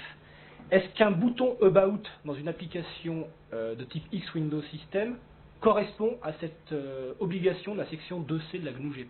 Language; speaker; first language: French; native; French